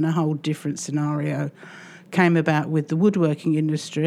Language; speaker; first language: English; native; English